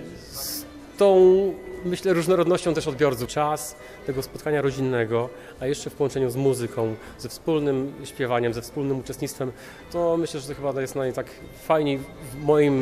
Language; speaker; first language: Polish; native; Polish